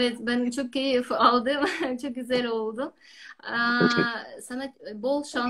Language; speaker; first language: Turkish; non-native, learner; Russian